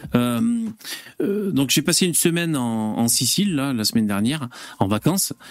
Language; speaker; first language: French; native; French